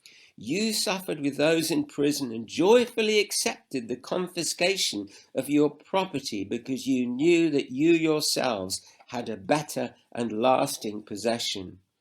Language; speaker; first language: English; native; English